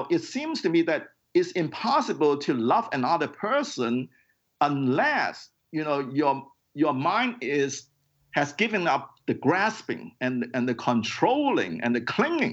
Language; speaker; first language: English; non-native, local second language; Cantonese